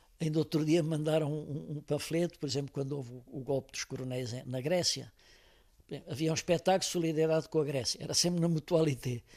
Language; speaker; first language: Portuguese; native; Portuguese